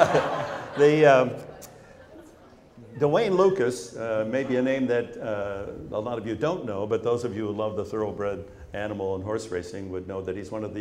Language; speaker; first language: English; native; English